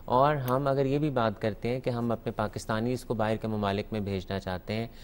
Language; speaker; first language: Urdu; native; Urdu